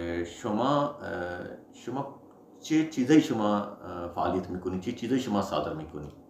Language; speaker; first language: Persian; non-native, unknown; Urdu